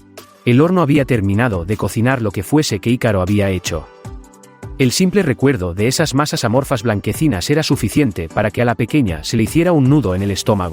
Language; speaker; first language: Spanish; native; Spanish